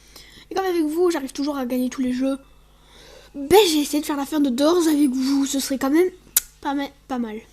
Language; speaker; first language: French; native; French